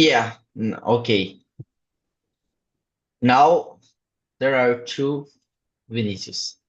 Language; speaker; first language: English; non-native, learner; Portuguese